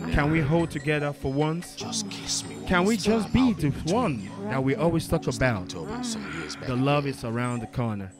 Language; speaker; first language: English; non-native, local second language; Yoruba